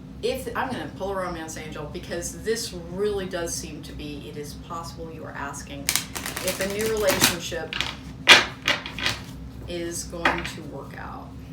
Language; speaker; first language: English; native; English